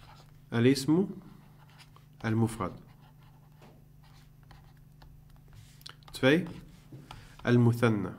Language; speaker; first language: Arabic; non-native, fluent; Dutch